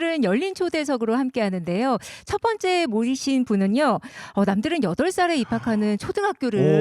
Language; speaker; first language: Korean; native; Korean